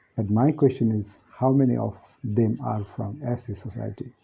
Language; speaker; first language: English; non-native, local second language; Nepali